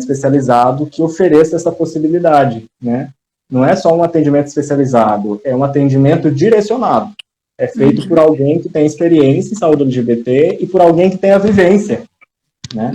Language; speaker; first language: Portuguese; native; Portuguese